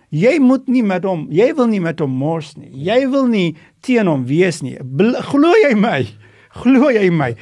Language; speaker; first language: Afrikaans; non-native, fluent; Dutch